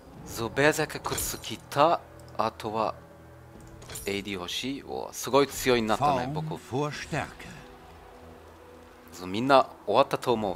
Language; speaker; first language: Japanese; non-native, learner; German